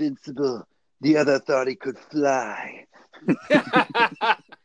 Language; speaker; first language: English; native; English